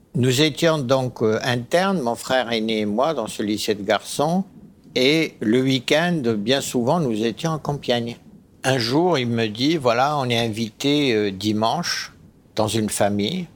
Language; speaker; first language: French; early bilingual, other home language; Arabic